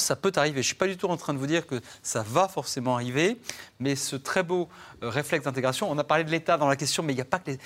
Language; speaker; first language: French; native; French